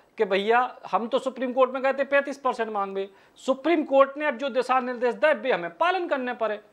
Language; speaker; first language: Hindi; native; Hindi